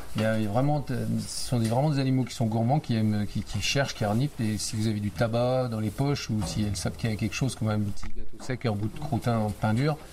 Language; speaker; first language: French; native; French